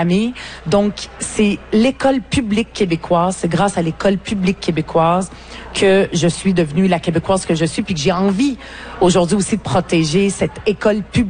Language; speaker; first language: French; early bilingual, other home language; Arabic